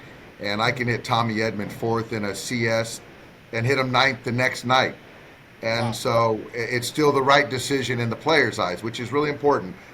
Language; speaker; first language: English; native; English